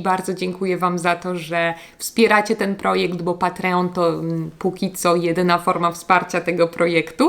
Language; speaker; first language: Polish; native; Polish